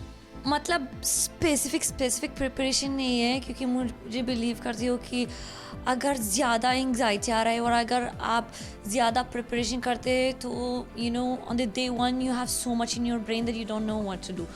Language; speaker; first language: Hindi; non-native, learner; Arabic